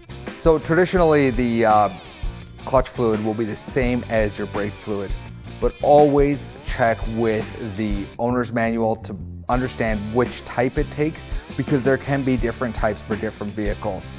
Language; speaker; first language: English; native; English